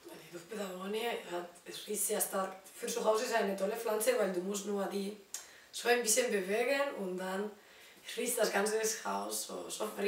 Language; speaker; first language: German; non-native, learner; Spanish